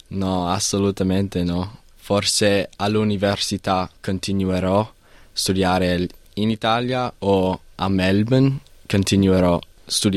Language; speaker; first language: Italian; non-native, learner; English